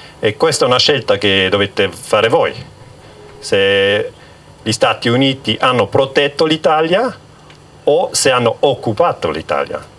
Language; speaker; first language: Italian; non-native, local second language; German